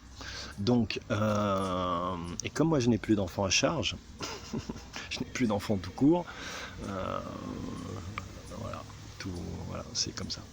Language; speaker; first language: French; native; French